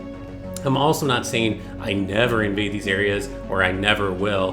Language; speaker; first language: English; native; English